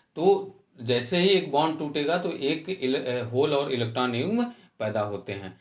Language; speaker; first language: Hindi; native; Hindi